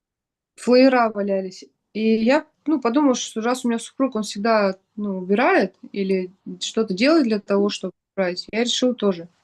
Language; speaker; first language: Russian; native; Russian